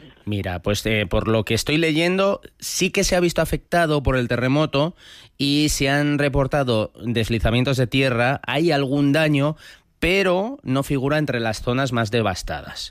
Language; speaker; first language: Spanish; native; Spanish